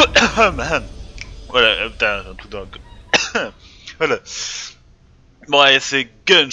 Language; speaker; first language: French; native; French